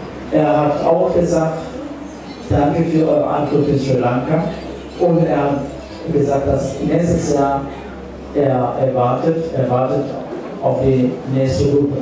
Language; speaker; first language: German; non-native, fluent; Sinhala